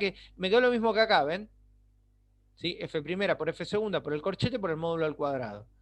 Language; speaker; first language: Spanish; native; Spanish